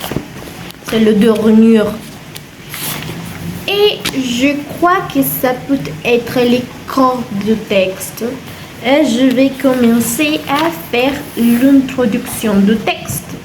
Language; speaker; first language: French; non-native, learner; Spanish